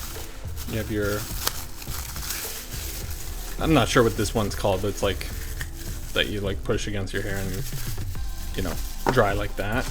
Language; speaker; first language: English; native; English